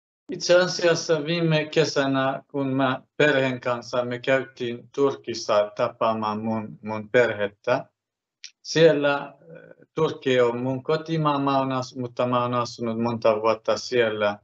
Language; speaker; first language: Finnish; non-native, fluent; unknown